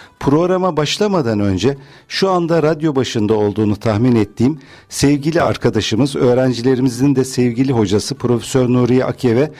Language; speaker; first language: Turkish; native; Turkish